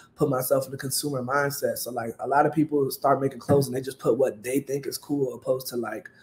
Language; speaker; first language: English; native; English